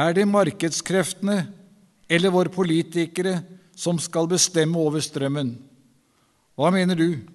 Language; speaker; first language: Norwegian; native; Norwegian